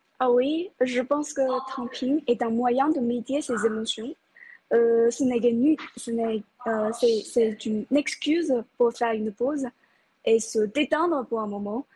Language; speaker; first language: French; non-native, fluent; Chinese